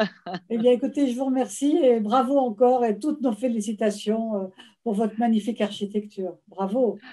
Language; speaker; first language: French; native; French